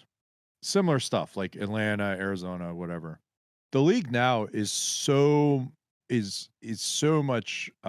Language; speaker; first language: English; native; English